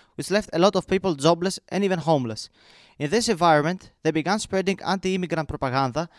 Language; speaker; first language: English; non-native, fluent; Greek